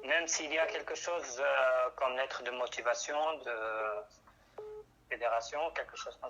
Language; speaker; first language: French; non-native, local second language; Arabic